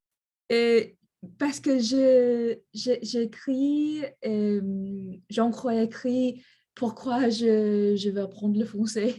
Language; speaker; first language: French; non-native, learner; English